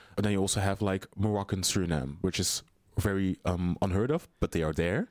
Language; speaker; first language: English; non-native, fluent; Dutch